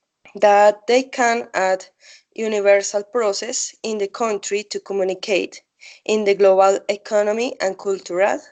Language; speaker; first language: English; non-native, learner; Spanish